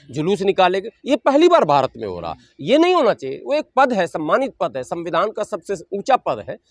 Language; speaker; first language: Hindi; native; Hindi